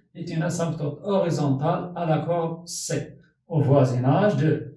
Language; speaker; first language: French; non-native, local second language; Arabic